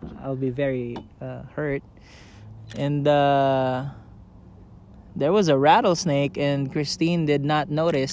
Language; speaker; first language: English; non-native, local second language; Filipino